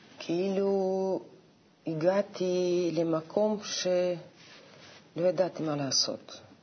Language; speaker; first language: Hebrew; non-native, fluent; Russian